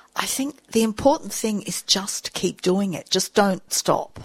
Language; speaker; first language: English; native; English